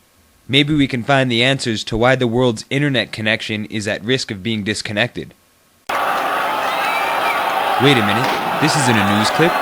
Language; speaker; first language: English; native; English